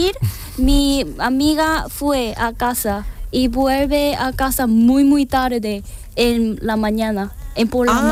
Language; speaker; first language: Spanish; non-native, learner; Korean